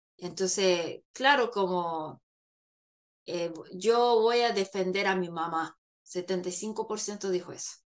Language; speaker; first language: Spanish; non-native, fluent; Korean